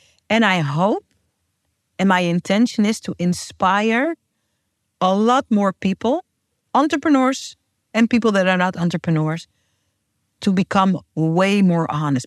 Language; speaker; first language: English; non-native, fluent; Dutch